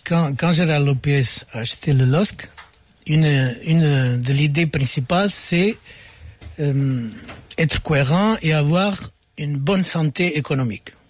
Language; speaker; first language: French; non-native, fluent; Portuguese